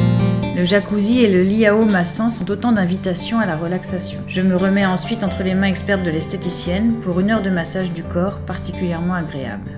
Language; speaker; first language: French; native; French